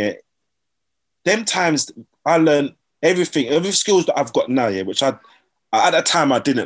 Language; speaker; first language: English; native; English